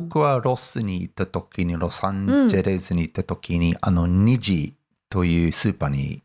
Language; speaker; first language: Japanese; non-native, fluent; English